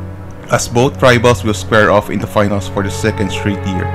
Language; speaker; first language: English; non-native, local second language; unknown